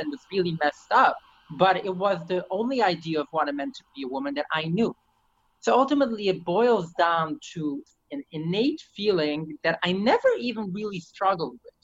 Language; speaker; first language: English; early bilingual, other home language; Yiddish